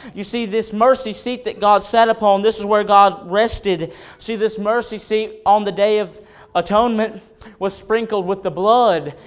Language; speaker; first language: English; native; English